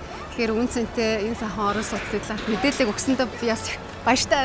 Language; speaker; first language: Mongolian; native; Mongolian